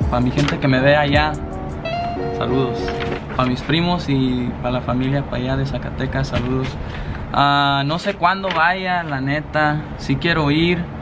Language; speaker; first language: Spanish; early bilingual, heritage; Spanish